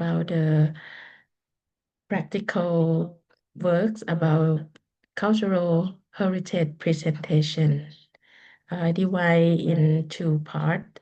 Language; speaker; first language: English; non-native, learner; Lao